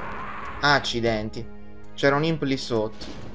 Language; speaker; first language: Italian; native; Italian